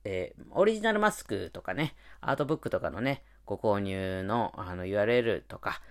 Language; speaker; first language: Japanese; native; Japanese